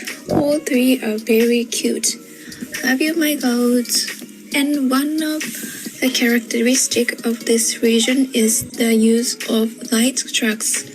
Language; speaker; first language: English; non-native, learner; Japanese